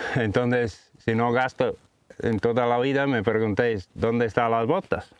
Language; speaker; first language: Spanish; non-native, fluent; Latvian